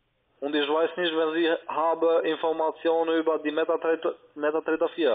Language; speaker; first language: German; non-native, learner; Italian